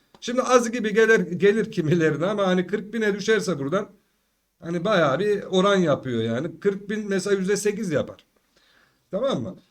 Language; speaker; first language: Turkish; early bilingual, heritage; Turkish